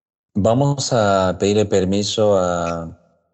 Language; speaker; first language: Spanish; native; Spanish